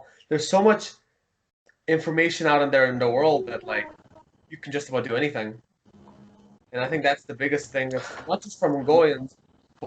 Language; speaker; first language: English; early bilingual, heritage; Mongolian